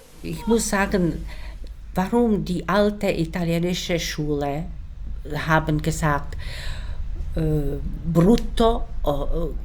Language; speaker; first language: German; non-native, learner; Czech